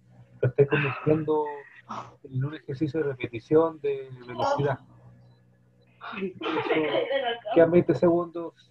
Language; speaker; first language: Spanish; native; Spanish